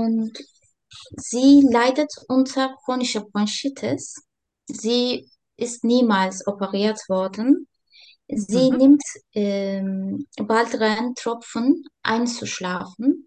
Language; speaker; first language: German; non-native, learner; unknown